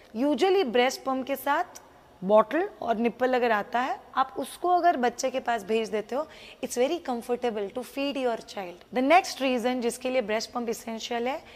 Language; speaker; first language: Hindi; non-native, local second language; Marathi